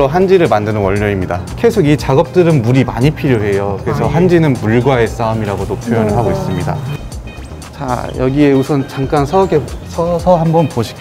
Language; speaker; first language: Korean; native; Korean